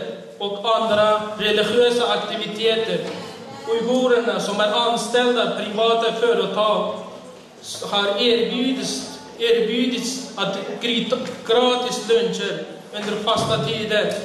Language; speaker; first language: Swedish; non-native, fluent; Uyghur